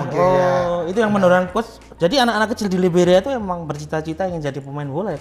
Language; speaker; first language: Indonesian; native; Indonesian